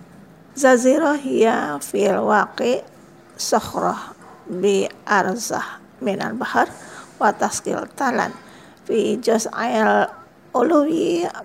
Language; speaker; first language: Arabic; non-native, learner; Indonesian